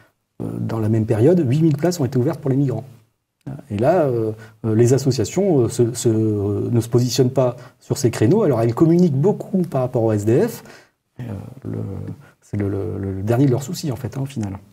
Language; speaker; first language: French; native; French